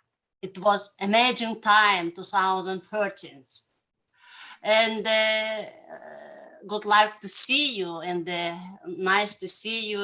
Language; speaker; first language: English; non-native, learner; Russian